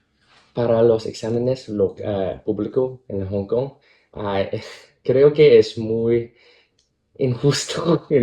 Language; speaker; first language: Spanish; non-native, learner; Cantonese